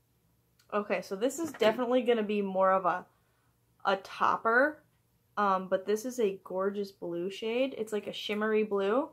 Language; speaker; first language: English; native; English